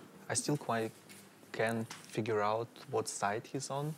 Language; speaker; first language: English; non-native, fluent; Russian